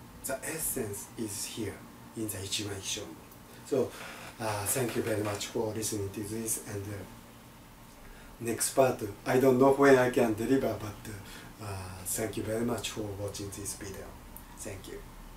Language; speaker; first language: English; non-native, fluent; Japanese